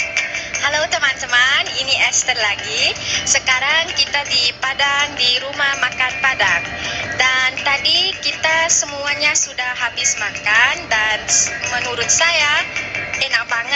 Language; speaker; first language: Indonesian; non-native, learner; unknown